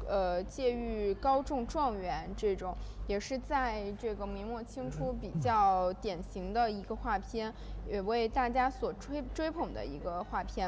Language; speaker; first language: Chinese; native; Chinese